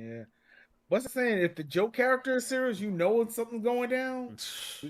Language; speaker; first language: English; native; English